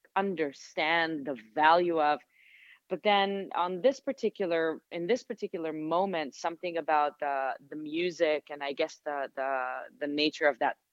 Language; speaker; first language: English; non-native, fluent; Hebrew